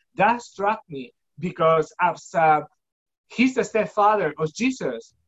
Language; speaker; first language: English; non-native, fluent; Spanish